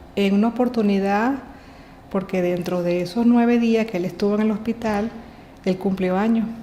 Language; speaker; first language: Spanish; native; Spanish